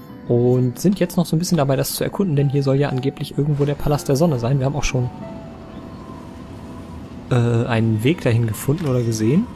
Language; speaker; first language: German; native; German